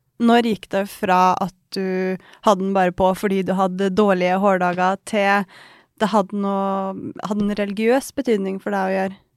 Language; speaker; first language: Norwegian; early bilingual, other home language; Persian